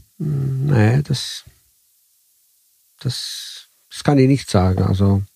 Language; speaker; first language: German; early bilingual, heritage; Italian